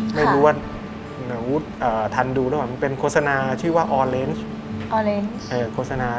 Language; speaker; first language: Thai; native; Thai